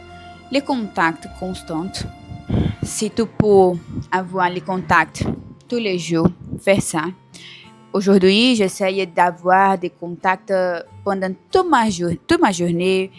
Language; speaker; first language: French; non-native, learner; Portuguese